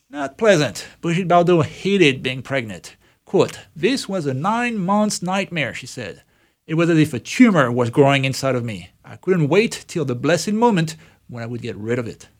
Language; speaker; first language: English; non-native, fluent; French